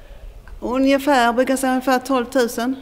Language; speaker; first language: Swedish; native; Swedish